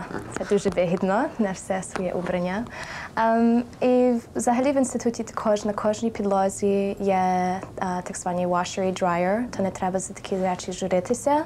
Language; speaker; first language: Ukrainian; early bilingual, heritage; Ukrainian